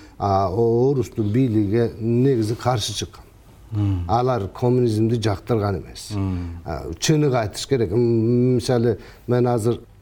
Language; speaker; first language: Kyrgyz; early bilingual, heritage; Kyrgyz